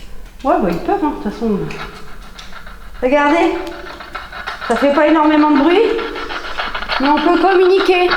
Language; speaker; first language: French; native; French